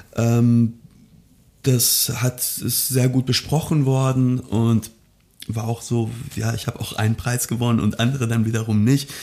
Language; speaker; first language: German; early bilingual, other home language; Persian